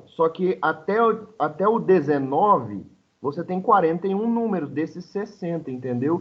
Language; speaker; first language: Portuguese; native; Portuguese